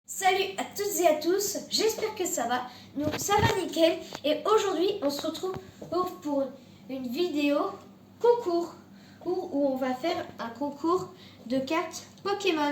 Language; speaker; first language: French; native; French